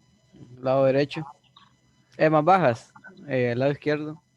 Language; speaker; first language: Spanish; native; Spanish